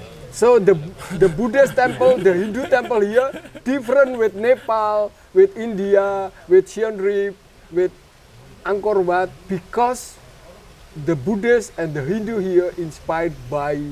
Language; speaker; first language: English; non-native, learner; Indonesian